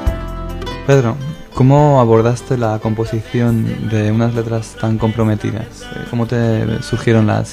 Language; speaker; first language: Spanish; native; Spanish